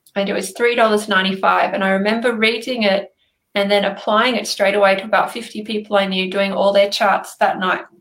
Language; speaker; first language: English; native; English